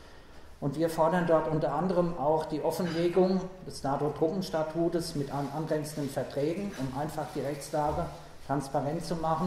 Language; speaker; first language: German; native; German